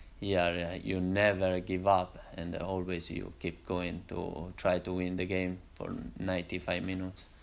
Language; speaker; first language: English; non-native, learner; Italian